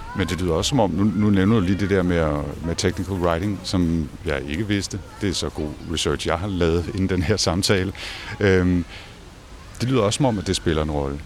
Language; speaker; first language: Danish; native; Danish